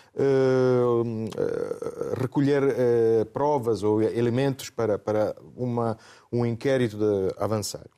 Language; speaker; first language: Portuguese; non-native, fluent; Italian